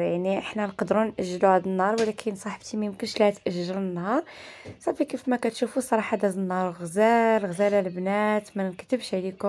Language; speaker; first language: Arabic; native; Arabic